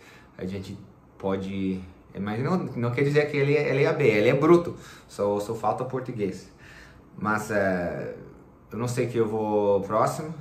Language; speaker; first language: Portuguese; non-native, fluent; English